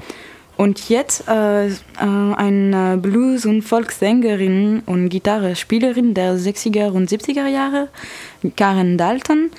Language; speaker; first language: German; non-native, learner; French